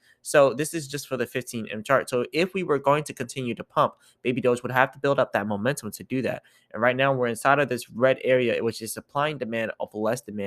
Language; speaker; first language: English; native; English